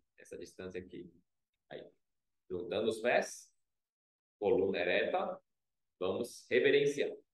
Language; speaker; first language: Portuguese; non-native, fluent; Chinese